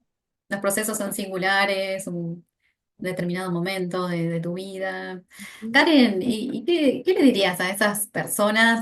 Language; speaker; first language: Spanish; native; Spanish